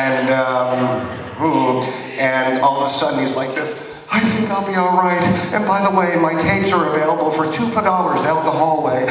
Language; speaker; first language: English; native; English